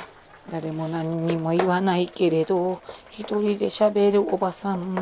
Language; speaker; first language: Japanese; native; Japanese